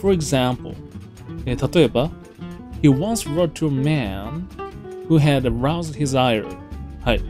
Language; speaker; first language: English; non-native, fluent; Japanese